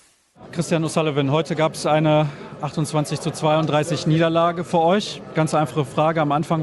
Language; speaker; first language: German; native; German